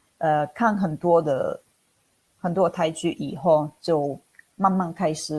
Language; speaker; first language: Chinese; non-native, fluent; Italian